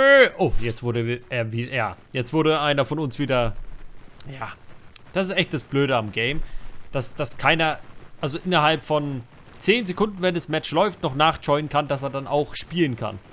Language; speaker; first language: German; native; German